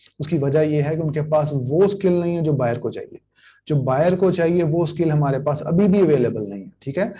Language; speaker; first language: Urdu; native; Urdu